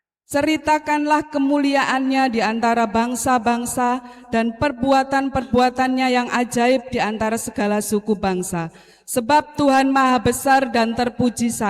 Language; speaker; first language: Indonesian; native; Indonesian